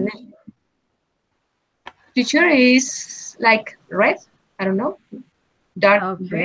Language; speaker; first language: English; non-native, learner; Spanish